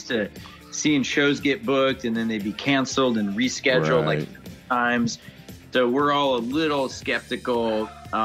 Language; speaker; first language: English; native; English